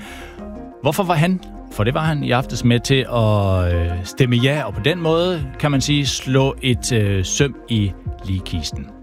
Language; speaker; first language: Danish; native; Danish